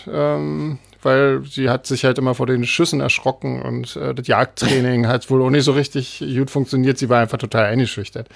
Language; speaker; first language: German; native; German